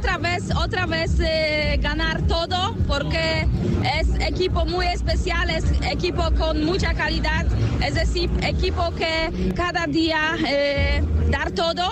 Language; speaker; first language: Spanish; non-native, learner; Polish